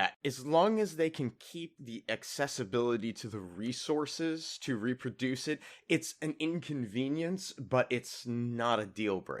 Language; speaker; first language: English; native; English